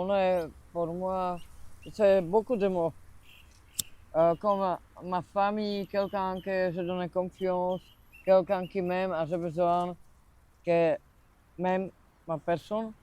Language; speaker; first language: French; non-native, learner; Slovak